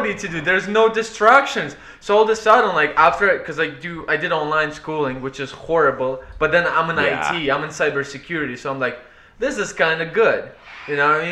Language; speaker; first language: English; non-native, fluent; Ukrainian